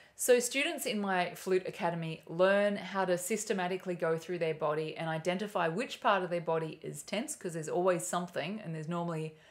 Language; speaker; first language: English; native; English